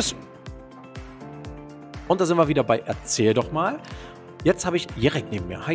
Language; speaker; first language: German; native; German